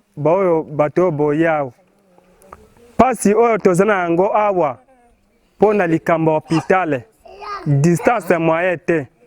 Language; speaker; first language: Lingala; non-native, local second language; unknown